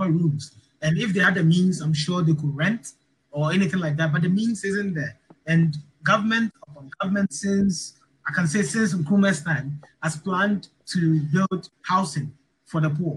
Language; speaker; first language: English; non-native, local second language; Ga